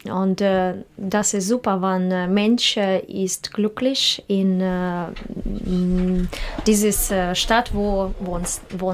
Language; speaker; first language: German; non-native, learner; Russian